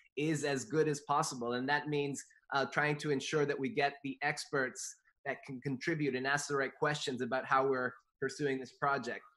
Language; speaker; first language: English; native; English